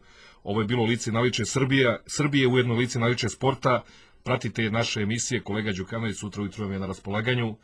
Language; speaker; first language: Serbian; native; Serbian